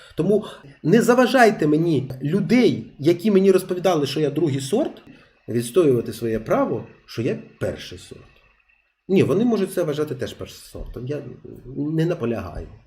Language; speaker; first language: Ukrainian; non-native, local second language; Russian